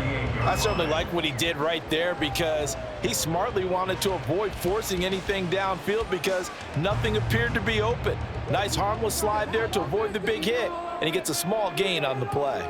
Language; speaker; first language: English; native; English